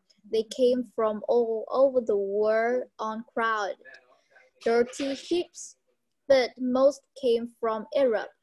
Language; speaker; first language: English; non-native, learner; Vietnamese